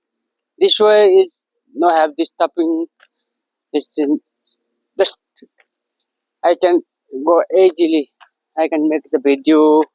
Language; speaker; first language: English; non-native, learner; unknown